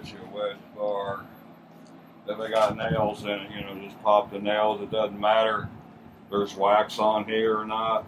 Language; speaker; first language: English; native; English